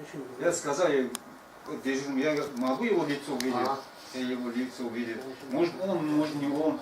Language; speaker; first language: Russian; non-native, learner; Tajik